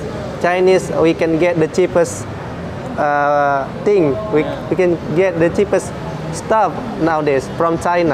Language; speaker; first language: English; non-native, fluent; Indonesian